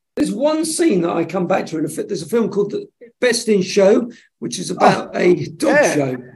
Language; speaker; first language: English; native; English